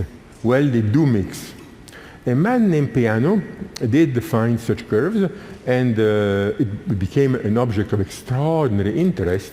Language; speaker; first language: English; non-native, fluent; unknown